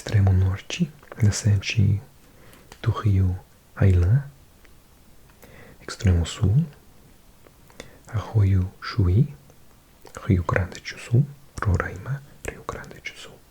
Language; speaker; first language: Portuguese; non-native, learner; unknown